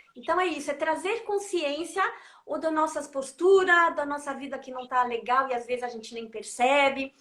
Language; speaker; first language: Portuguese; non-native, fluent; French